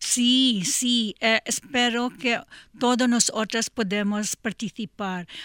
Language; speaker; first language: Spanish; non-native, learner; English